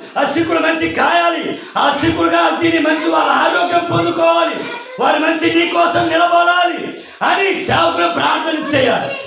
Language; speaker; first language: Telugu; non-native, local second language; Koya